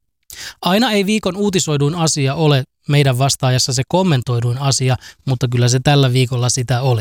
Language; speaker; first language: Finnish; native; Finnish